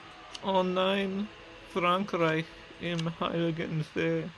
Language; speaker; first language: German; non-native, learner; English